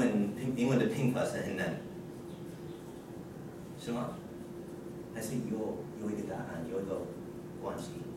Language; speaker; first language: Chinese; non-native, learner; English